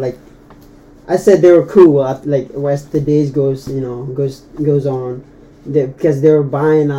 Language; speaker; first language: English; non-native, fluent; Tetum